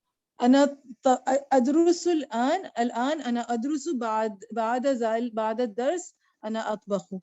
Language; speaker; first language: Arabic; non-native, learner; Urdu